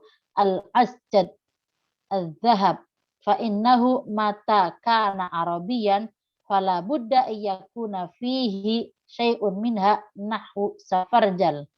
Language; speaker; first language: Arabic; non-native, fluent; Indonesian